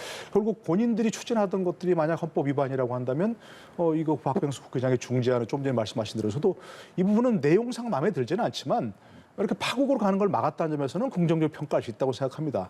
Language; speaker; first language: Korean; native; Korean